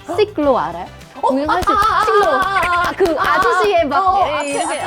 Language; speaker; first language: Korean; non-native, fluent; Vietnamese